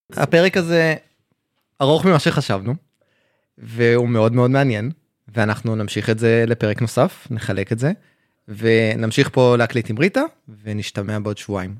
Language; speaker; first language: Hebrew; native; Hebrew